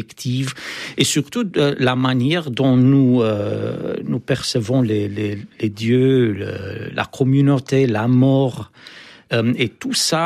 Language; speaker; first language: French; non-native, fluent; Romanian